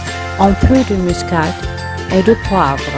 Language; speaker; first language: French; non-native, learner; Korean